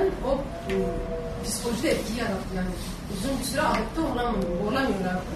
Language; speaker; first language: Turkish; non-native, local second language; Kurdish